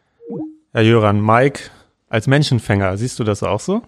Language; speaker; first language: German; native; German